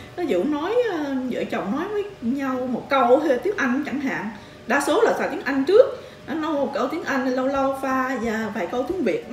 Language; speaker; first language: Vietnamese; early bilingual, heritage; Vietnamese